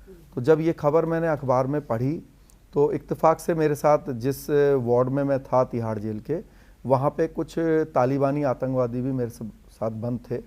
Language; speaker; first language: Hindi; native; Hindi